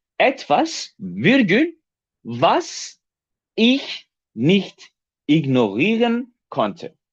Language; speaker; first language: German; non-native, fluent; Turkish